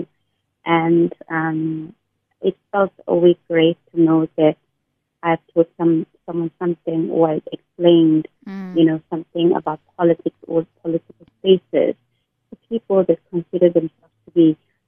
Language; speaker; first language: English; non-native, local second language; Xhosa